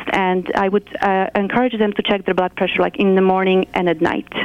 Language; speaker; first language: English; non-native, fluent; Polish